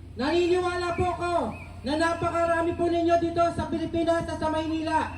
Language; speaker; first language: Filipino; native; Filipino